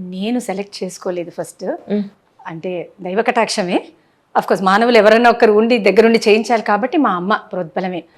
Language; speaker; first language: Telugu; non-native, local second language; Tamil